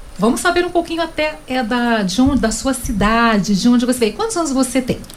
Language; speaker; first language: Portuguese; native; Portuguese